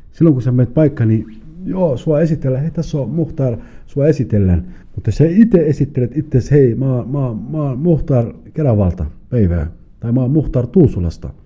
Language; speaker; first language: Finnish; early bilingual, other home language; Somali